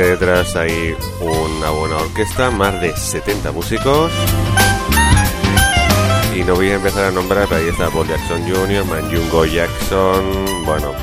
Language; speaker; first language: Spanish; native; Spanish